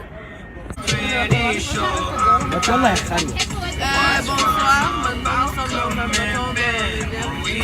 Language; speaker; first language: French; non-native, learner; Arabic